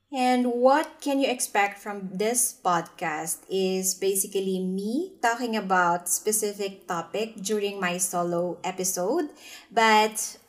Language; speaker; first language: English; non-native, local second language; Filipino